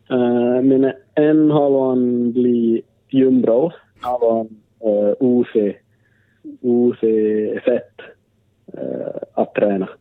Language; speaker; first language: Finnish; non-native, local second language; Swedish